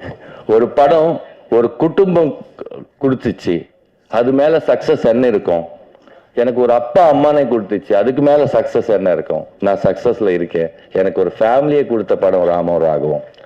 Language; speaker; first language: Tamil; non-native, learner; Telugu